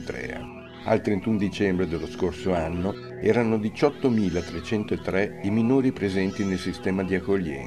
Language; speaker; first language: Italian; native; Italian